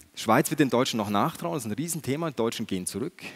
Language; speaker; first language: German; native; German